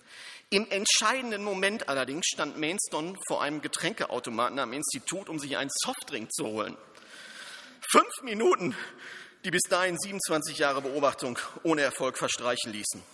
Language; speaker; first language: German; native; German